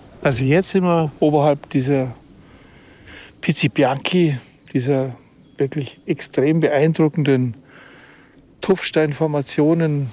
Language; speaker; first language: German; native; German